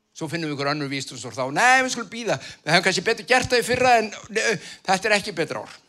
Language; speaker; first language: Icelandic; native; Icelandic